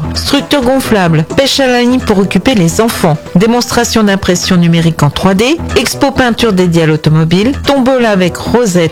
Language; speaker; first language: French; native; French